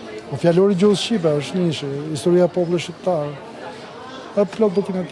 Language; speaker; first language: Albanian; native; Albanian